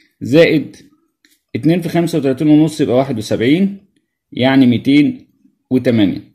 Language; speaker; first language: Arabic; native; Arabic